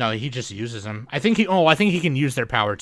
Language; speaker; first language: English; native; English